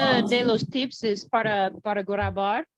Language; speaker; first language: Spanish; non-native, learner; English